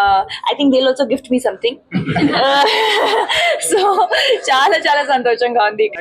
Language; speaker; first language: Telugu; non-native, fluent; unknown